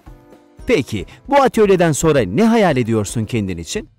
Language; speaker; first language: Turkish; native; Turkish